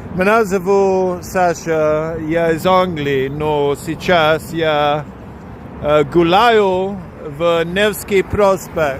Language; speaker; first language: Russian; non-native, learner; English